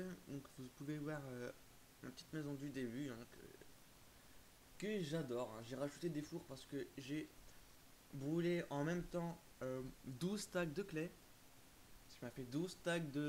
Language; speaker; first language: French; native; French